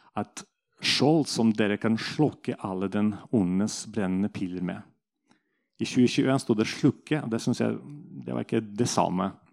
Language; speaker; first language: Norwegian; non-native, fluent; Russian